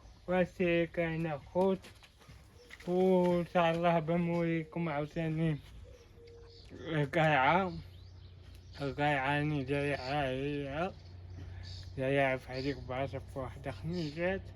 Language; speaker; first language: Arabic; native; Arabic